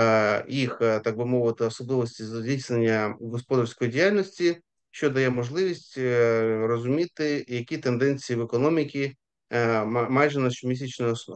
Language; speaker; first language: Ukrainian; native; Ukrainian